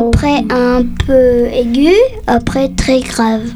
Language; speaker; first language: French; non-native, fluent; Spanish